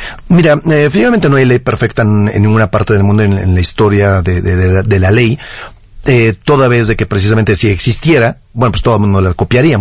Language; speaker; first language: Spanish; native; Spanish